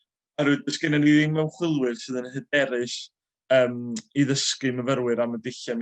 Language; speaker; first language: Welsh; native; Welsh